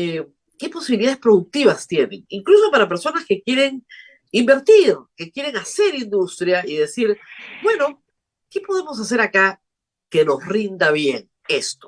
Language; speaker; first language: Spanish; native; Spanish